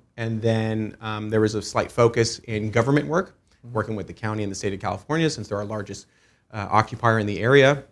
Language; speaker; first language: English; early bilingual, other home language; Persian